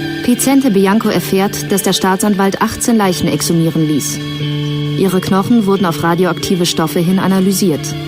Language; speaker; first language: German; native; German